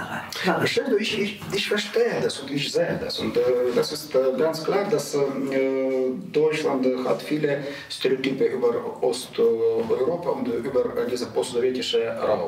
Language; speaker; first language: German; non-native, learner; Ukrainian